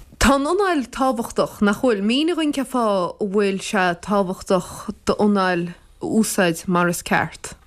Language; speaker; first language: Irish; native; Irish